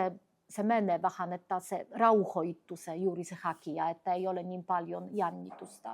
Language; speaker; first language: Finnish; non-native, fluent; Polish